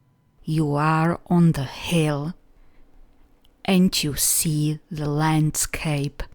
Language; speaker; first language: English; non-native, fluent; Czech